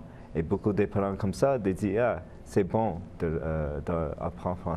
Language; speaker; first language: French; non-native, learner; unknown